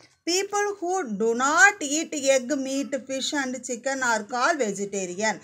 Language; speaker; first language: English; non-native, local second language; Tamil